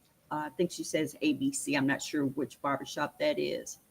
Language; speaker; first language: English; native; English